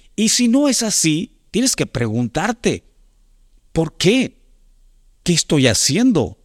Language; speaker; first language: Spanish; native; Spanish